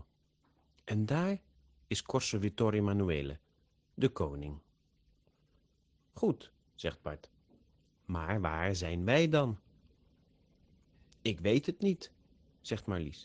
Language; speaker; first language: Dutch; native; Dutch